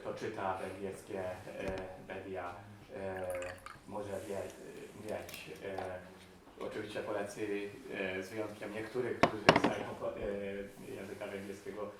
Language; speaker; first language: Polish; non-native, fluent; Hungarian